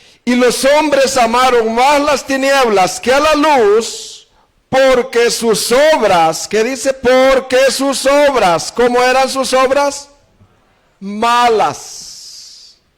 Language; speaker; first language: Spanish; native; Spanish